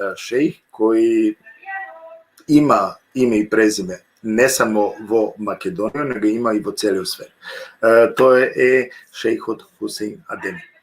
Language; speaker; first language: Macedonian; non-native, local second language; Romany